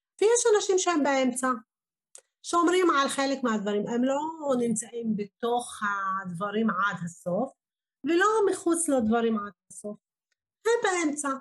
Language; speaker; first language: Hebrew; non-native, local second language; Arabic